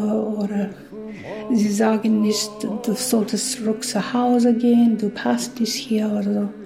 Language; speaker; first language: German; non-native, fluent; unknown